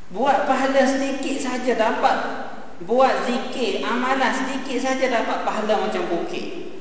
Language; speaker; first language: Malay; early bilingual, heritage; Arabic